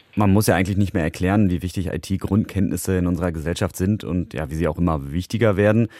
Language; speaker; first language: German; native; German